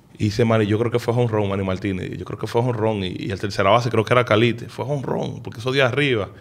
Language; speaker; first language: Spanish; early bilingual, heritage; Spanish